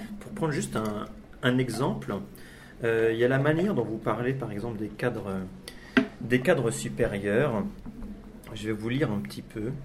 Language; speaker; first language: French; native; French